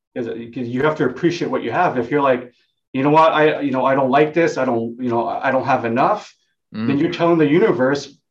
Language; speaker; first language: English; non-native, local second language; Vietnamese